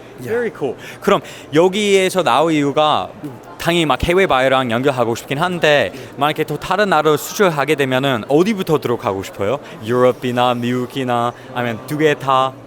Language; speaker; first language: Korean; early bilingual, heritage; Korean